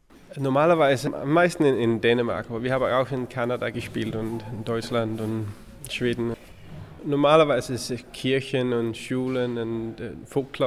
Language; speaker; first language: German; non-native, learner; Danish